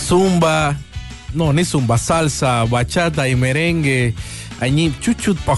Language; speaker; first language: Russian; non-native, learner; Spanish